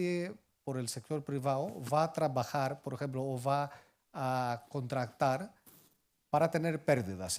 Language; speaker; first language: Spanish; non-native, fluent; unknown